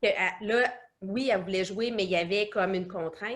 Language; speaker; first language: French; native; French